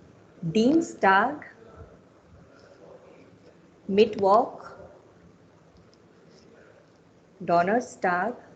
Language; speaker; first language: German; non-native, fluent; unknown